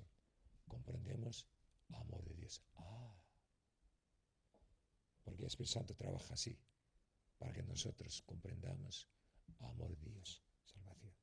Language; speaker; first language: Spanish; non-native, learner; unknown